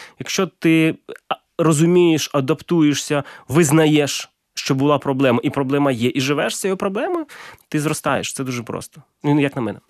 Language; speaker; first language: Ukrainian; non-native, local second language; Russian